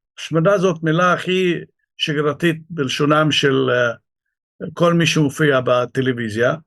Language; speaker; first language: Hebrew; non-native, local second language; Arabic